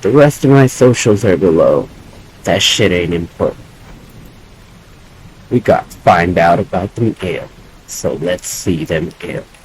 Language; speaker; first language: English; native; English